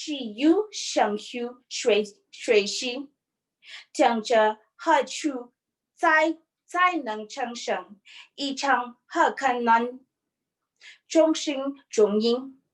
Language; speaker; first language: Chinese; non-native, learner; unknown